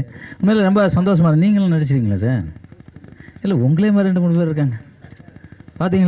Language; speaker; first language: Tamil; native; Tamil